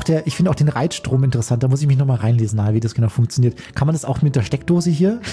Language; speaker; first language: German; native; German